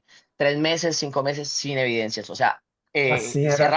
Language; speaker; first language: Spanish; native; Spanish